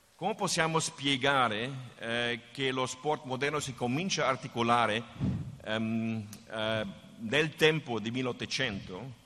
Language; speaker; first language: Italian; non-native, fluent; German